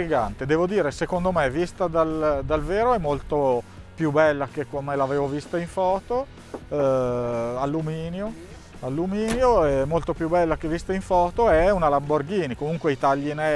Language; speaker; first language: Italian; native; Italian